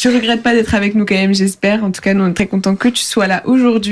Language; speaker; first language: French; native; French